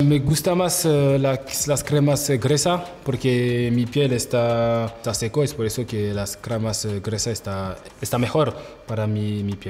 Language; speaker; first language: Spanish; non-native, learner; French